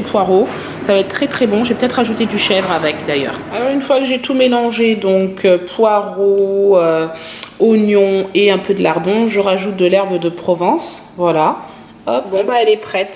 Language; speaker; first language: French; native; French